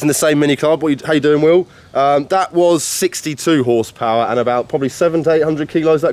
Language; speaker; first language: English; native; English